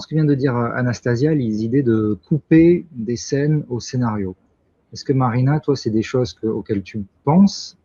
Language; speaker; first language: French; native; French